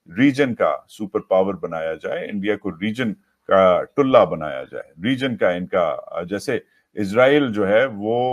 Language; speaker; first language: Urdu; native; Urdu